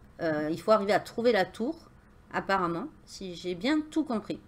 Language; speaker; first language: French; native; French